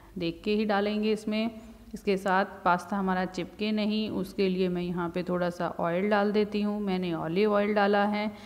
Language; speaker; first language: Hindi; native; Hindi